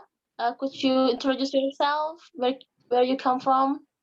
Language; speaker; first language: English; non-native, learner; Indonesian